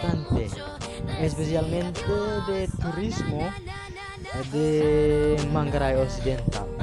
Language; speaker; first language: Spanish; non-native, learner; Indonesian